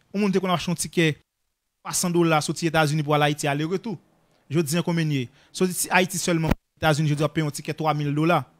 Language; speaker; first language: French; non-native, local second language; Haitian Creole